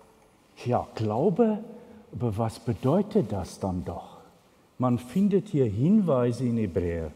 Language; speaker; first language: German; non-native, fluent; Afrikaans